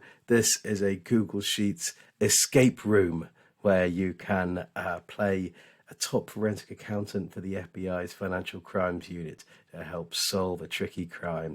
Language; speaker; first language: English; native; English